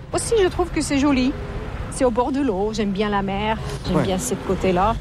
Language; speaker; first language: French; non-native, fluent; Finnish